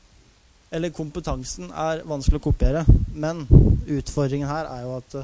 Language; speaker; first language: Norwegian; native; Norwegian